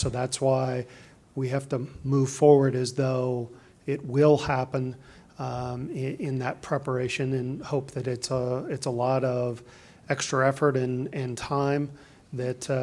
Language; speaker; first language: English; native; English